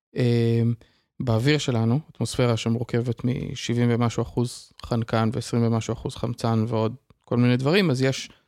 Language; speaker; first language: Hebrew; native; Hebrew